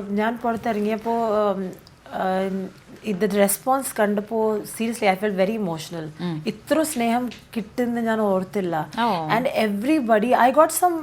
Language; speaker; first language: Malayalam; early bilingual, heritage; Malayalam